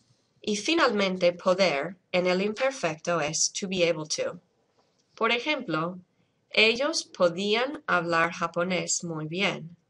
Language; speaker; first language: Spanish; non-native, fluent; English